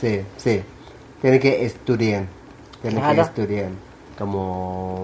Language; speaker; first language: Spanish; non-native, learner; Thai